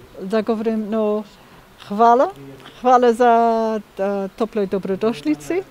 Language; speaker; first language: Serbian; non-native, learner; English